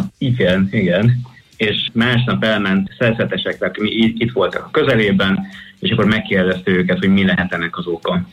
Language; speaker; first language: Hungarian; non-native, fluent; Spanish